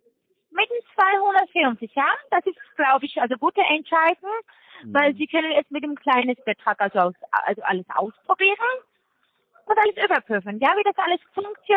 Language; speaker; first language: German; non-native, learner; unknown